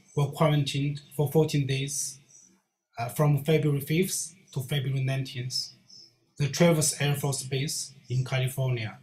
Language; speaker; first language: English; non-native, learner; Chinese